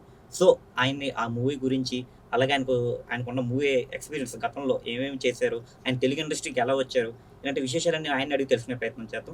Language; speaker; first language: Telugu; native; Telugu